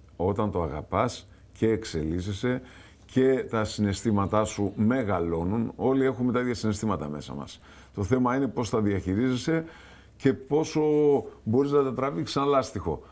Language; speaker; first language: Greek; native; Greek